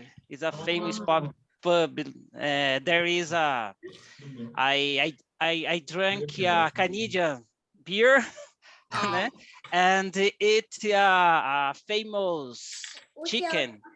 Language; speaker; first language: English; non-native, learner; Portuguese